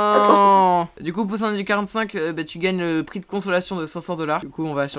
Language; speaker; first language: French; native; French